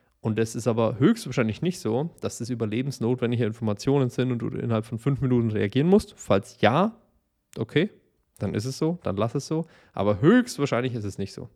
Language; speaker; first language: German; native; German